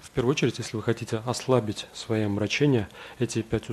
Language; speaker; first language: Russian; native; Russian